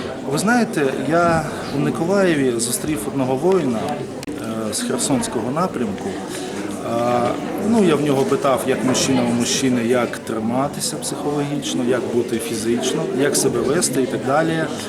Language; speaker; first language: Ukrainian; non-native, local second language; Russian